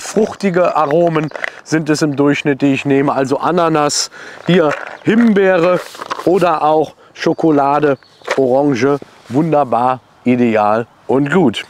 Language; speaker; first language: German; native; German